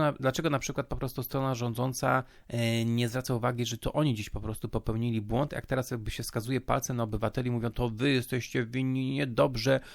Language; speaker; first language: Polish; native; Polish